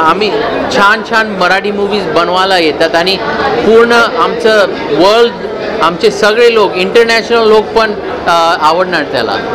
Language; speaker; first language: Marathi; early bilingual, heritage; English